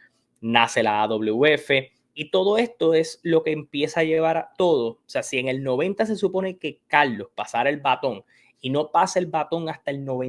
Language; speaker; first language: Spanish; native; Spanish